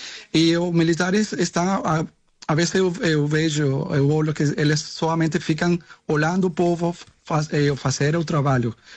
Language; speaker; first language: Portuguese; non-native, learner; Spanish